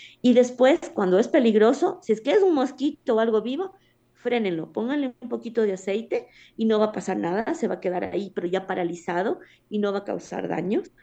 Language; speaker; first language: Spanish; native; Spanish